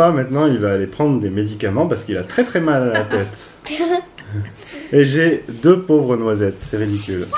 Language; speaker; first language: French; native; French